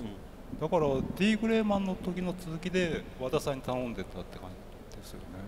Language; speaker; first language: Japanese; native; Japanese